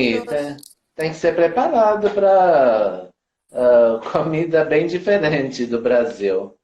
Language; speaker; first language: Portuguese; non-native, fluent; Romanian